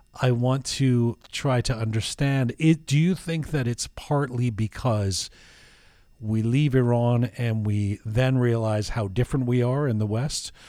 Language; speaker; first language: English; early bilingual, other home language; Persian